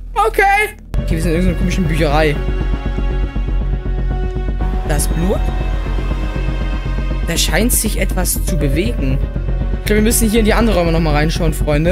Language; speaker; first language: German; native; German